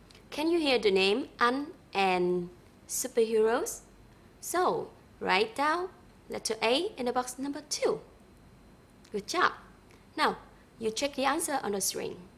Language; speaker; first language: English; non-native, fluent; Vietnamese